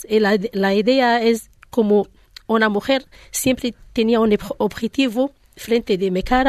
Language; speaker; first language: Spanish; non-native, learner; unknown